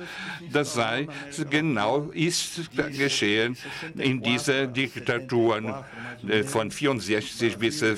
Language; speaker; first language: German; non-native, fluent; Portuguese